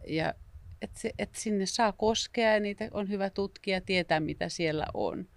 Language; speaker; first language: Finnish; native; Finnish